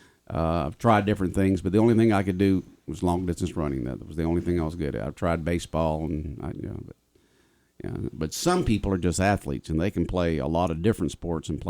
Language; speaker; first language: English; native; English